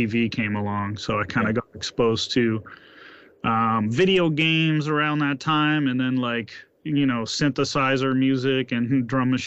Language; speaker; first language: English; native; English